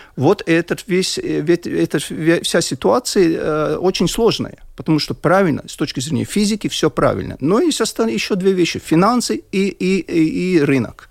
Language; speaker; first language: Russian; non-native, local second language; Latvian